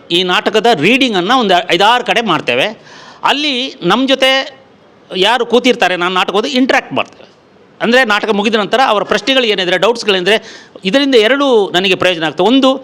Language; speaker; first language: Kannada; non-native, local second language; Kodava